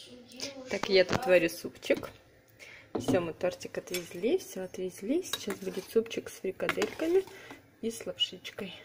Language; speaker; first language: Russian; native; Russian